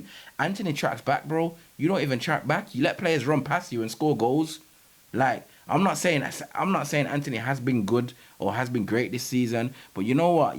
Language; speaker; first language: English; native; English